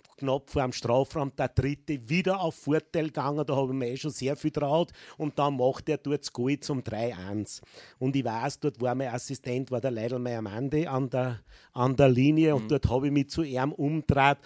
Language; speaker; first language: German; native; German